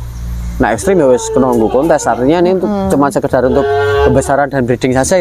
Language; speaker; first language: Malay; non-native, local second language; Javanese